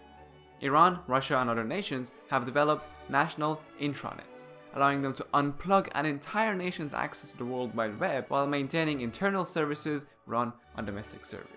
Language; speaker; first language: English; non-native, fluent; Persian